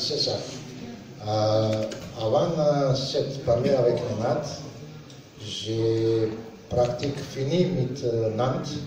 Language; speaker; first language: French; non-native, learner; Serbian